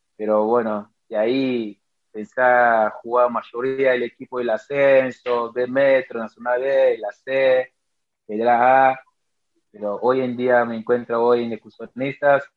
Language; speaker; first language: Spanish; non-native, fluent; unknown